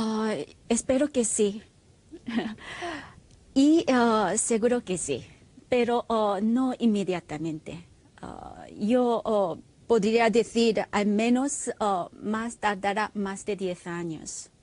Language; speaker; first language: Spanish; non-native, fluent; Korean